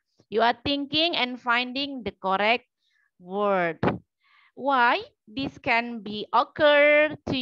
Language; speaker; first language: English; non-native, learner; Indonesian